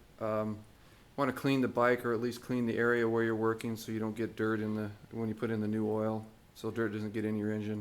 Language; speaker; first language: English; native; English